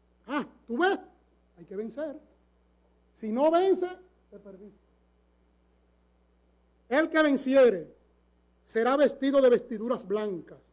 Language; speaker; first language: Spanish; native; Spanish